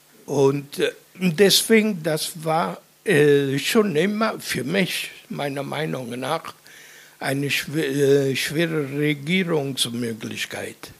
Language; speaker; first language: German; non-native, fluent; Italian